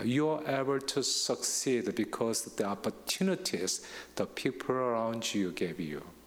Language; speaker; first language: English; non-native, fluent; Korean